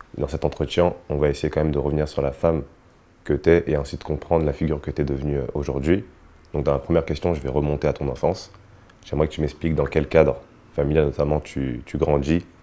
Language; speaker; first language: French; native; French